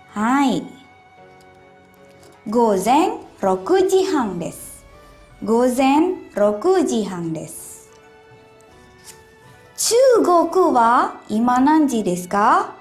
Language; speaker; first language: Japanese; non-native, fluent; Indonesian